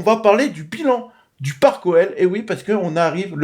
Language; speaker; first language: French; native; French